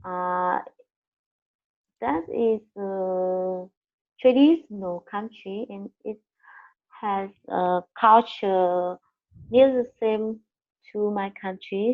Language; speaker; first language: English; non-native, learner; Vietnamese